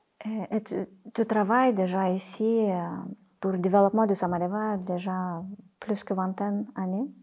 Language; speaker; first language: French; non-native, fluent; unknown